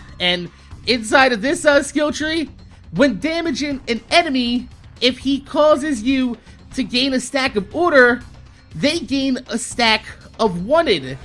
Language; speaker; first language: English; native; English